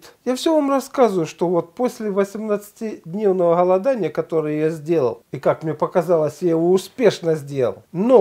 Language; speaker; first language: Russian; native; Russian